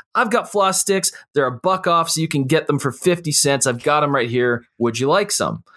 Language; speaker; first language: English; native; English